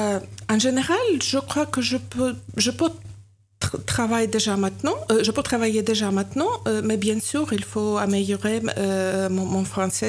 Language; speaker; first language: French; non-native, learner; Ukrainian